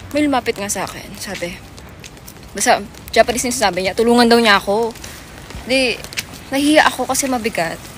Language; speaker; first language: Filipino; native; Filipino